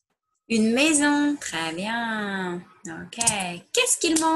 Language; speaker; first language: French; non-native, fluent; English